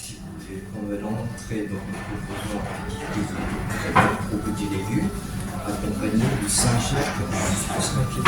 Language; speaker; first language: French; native; French